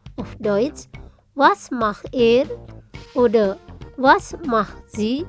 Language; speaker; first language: German; non-native, fluent; Indonesian